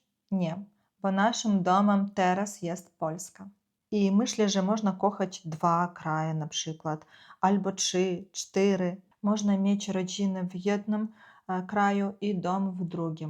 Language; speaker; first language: Polish; non-native, fluent; Ukrainian